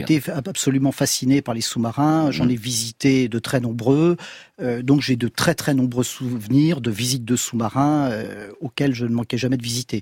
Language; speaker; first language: French; native; French